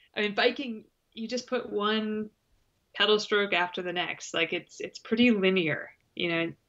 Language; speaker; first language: English; native; English